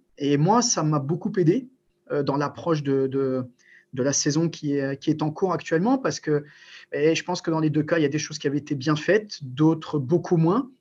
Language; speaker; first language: French; early bilingual, other home language; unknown